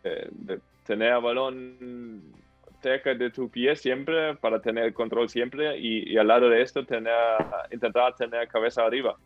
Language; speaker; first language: Spanish; non-native, fluent; German